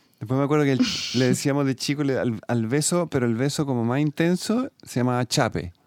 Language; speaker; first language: Spanish; native; Spanish